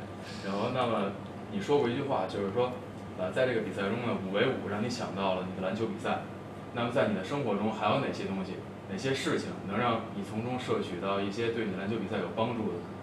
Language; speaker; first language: Chinese; native; Chinese